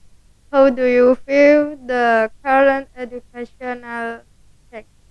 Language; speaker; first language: English; non-native, learner; Indonesian